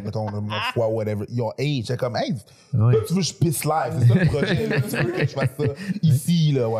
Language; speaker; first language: French; native; French